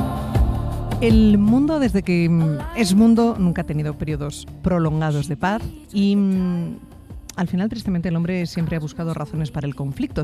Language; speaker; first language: Spanish; native; Spanish